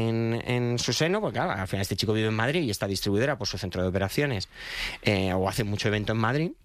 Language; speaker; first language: Spanish; native; Spanish